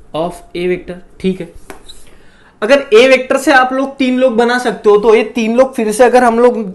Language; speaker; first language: Hindi; non-native, local second language; Marathi